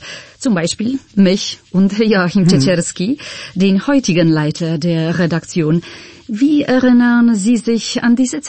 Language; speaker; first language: German; non-native, fluent; Polish